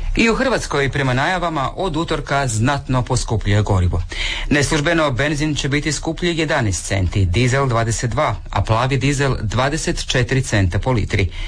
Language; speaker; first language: Serbian; native; Serbian